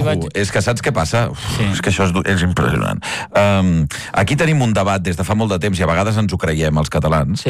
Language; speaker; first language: Catalan; native; Catalan